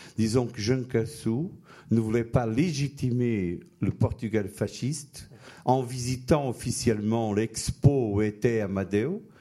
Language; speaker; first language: French; non-native, fluent; Portuguese